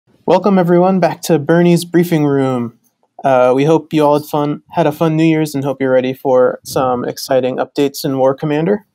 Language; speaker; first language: English; native; English